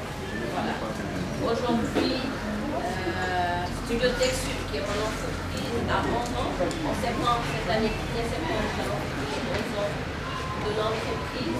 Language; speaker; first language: French; non-native, local second language; Wolof